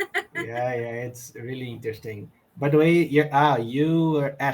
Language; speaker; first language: English; non-native, learner; Portuguese